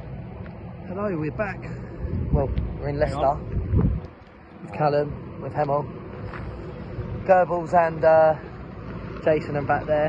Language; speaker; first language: English; native; English